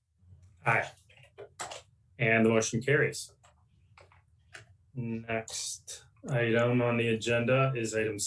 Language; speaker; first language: English; native; English